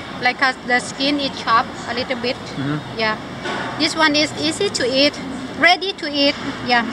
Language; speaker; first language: English; non-native, local second language; Thai